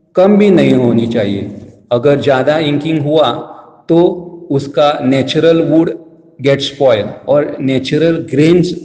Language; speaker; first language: Hindi; non-native, local second language; Konkani